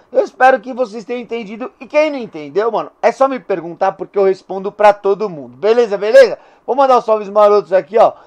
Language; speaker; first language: Portuguese; native; Portuguese